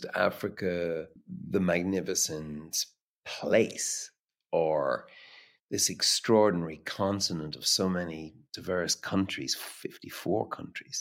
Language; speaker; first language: English; native; English